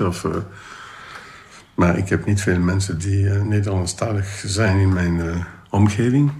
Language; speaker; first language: Dutch; non-native, local second language; French